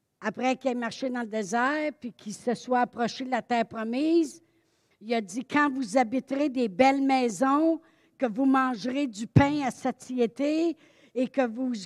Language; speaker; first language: French; native; French